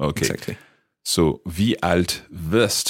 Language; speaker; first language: German; non-native, learner; English